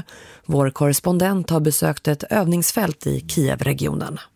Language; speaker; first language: Swedish; native; Swedish